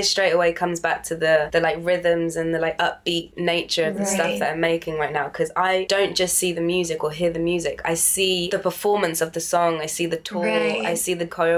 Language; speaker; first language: English; native; English